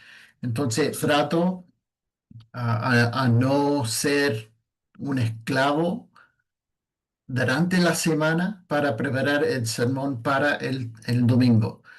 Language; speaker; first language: Spanish; non-native, fluent; English